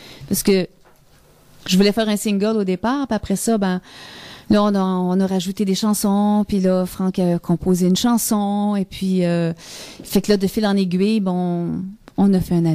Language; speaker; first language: French; native; French